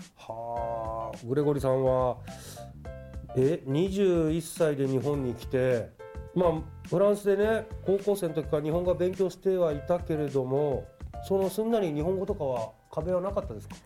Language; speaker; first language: Japanese; non-native, fluent; French